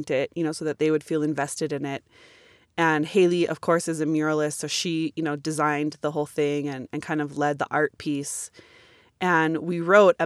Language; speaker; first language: English; native; English